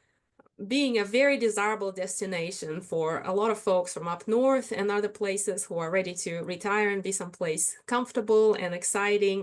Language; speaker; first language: English; non-native, fluent; Russian